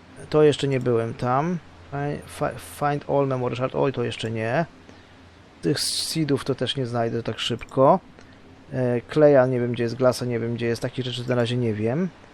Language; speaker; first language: Polish; native; Polish